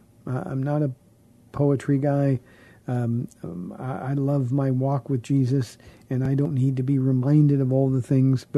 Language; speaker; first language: English; native; English